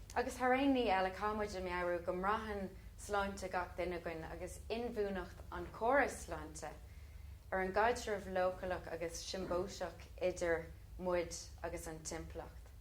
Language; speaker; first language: Irish; non-native, local second language; English